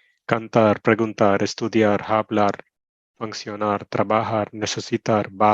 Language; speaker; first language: Spanish; non-native, learner; Malayalam